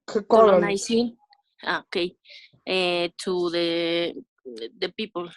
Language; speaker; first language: English; non-native, learner; Spanish